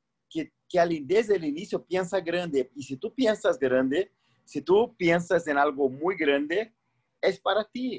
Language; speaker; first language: Spanish; non-native, fluent; Portuguese